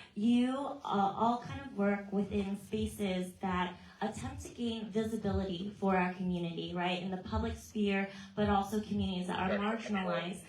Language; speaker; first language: English; early bilingual, other home language; Vietnamese